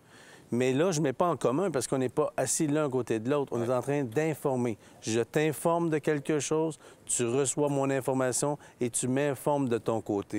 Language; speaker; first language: French; native; French